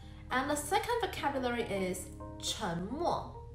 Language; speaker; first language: English; non-native, fluent; Chinese